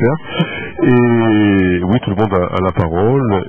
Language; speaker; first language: French; native; French